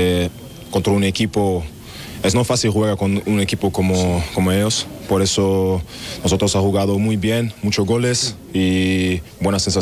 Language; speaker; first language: Spanish; non-native, learner; German